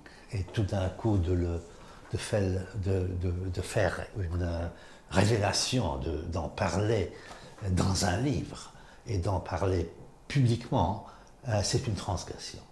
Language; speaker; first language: French; non-native, fluent; Polish